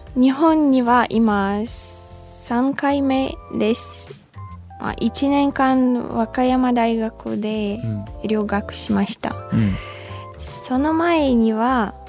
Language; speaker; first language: Japanese; non-native, fluent; Ukrainian